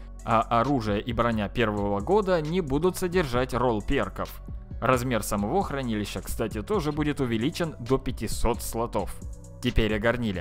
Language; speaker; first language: Russian; native; Russian